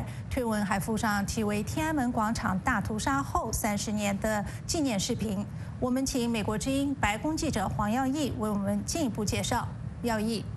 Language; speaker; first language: Chinese; native; Chinese